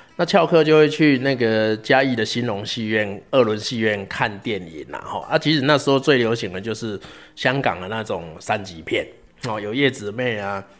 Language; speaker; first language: Chinese; native; Chinese